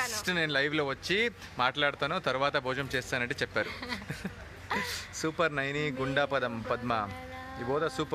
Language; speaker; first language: Telugu; non-native, learner; Arabic